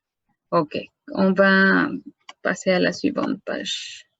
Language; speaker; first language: French; non-native, fluent; Spanish